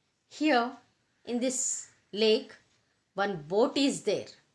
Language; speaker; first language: English; non-native, local second language; Telugu